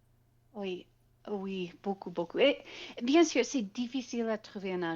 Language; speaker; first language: French; non-native, fluent; English